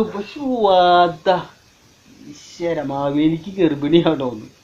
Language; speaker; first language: Arabic; non-native, learner; Malayalam